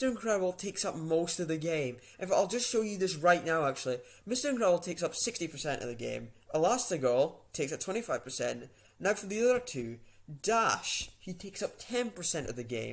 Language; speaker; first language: English; native; English